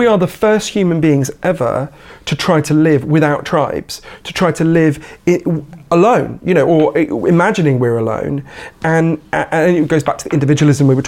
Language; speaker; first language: English; native; English